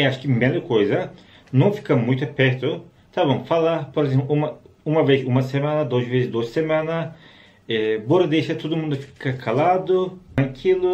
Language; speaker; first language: Portuguese; non-native, learner; Turkish